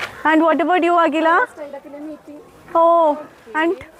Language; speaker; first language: English; non-native, local second language; Malayalam